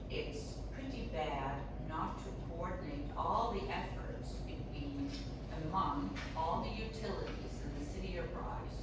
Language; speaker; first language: English; non-native, fluent; Swedish